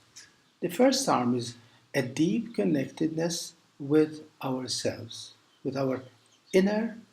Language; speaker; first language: English; non-native, local second language; Maltese